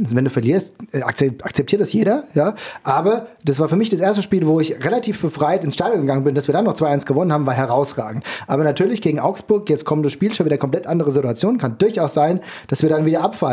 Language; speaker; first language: German; native; German